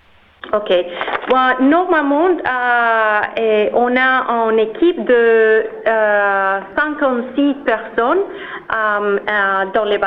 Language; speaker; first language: French; non-native, learner; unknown